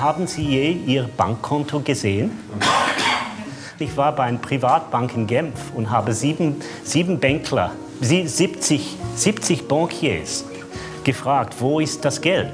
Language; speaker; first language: German; non-native, fluent; English